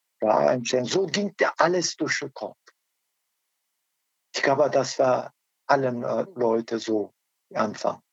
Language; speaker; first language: German; non-native, learner; Turkish